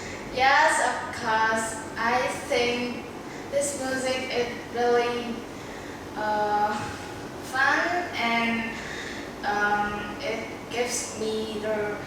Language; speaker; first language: English; non-native, learner; Vietnamese